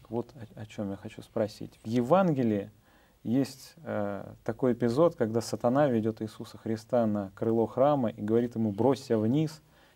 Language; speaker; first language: Russian; native; Russian